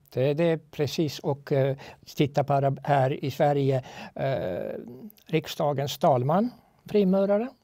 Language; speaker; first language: Swedish; non-native, fluent; Estonian